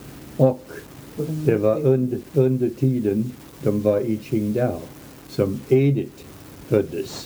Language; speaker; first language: Swedish; early bilingual, heritage; Swedish